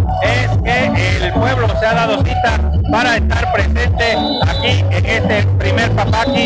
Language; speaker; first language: Spanish; native; Spanish